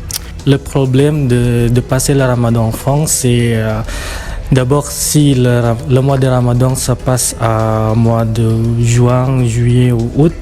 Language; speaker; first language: French; non-native, fluent; Indonesian